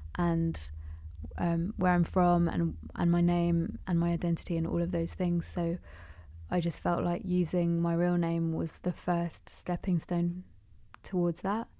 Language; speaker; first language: English; native; English